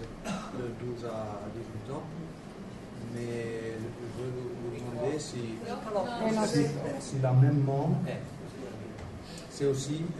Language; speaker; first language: French; non-native, fluent; Albanian